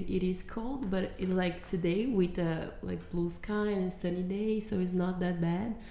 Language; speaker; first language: English; non-native, fluent; Portuguese